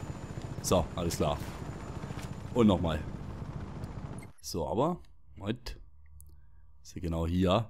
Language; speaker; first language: German; native; German